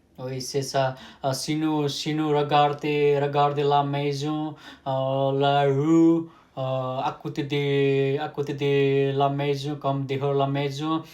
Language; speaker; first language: French; non-native, learner; Nepali